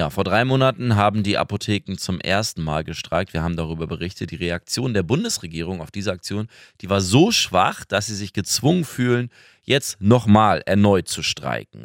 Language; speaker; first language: German; native; German